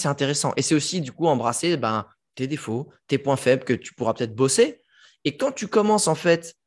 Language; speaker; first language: French; native; French